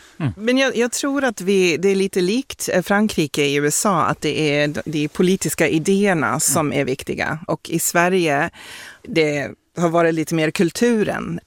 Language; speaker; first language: Swedish; non-native, fluent; English